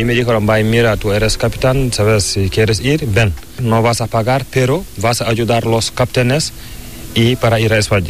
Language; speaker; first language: Spanish; non-native, learner; Fula